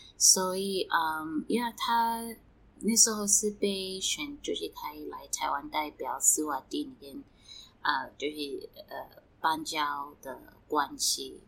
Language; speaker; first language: Chinese; non-native, fluent; Swati